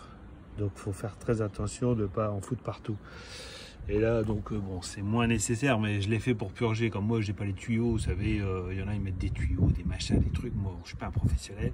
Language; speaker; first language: French; native; French